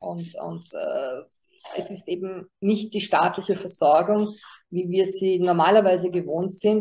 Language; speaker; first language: German; native; German